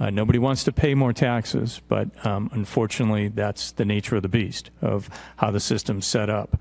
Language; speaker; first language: English; native; English